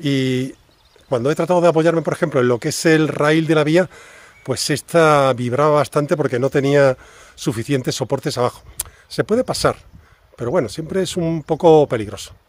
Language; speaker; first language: Spanish; native; Spanish